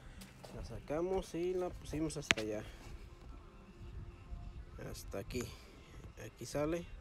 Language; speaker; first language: Spanish; native; Spanish